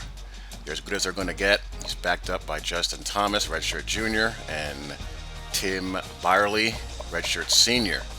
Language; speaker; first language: English; native; English